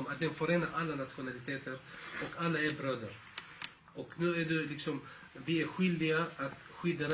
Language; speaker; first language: Swedish; early bilingual, other home language; Arabic